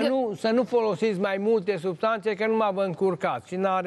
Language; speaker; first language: Romanian; native; Romanian